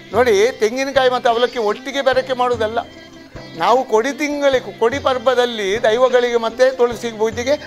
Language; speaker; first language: Kannada; non-native, local second language; Tulu